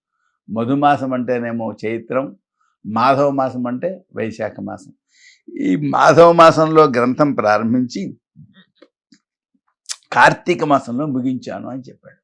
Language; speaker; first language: Telugu; native; Telugu